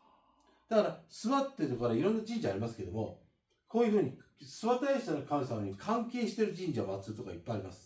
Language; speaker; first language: Japanese; native; Japanese